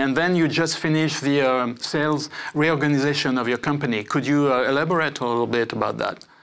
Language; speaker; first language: English; non-native, fluent; French